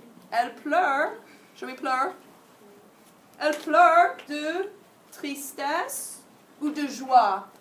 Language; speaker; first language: French; non-native, fluent; English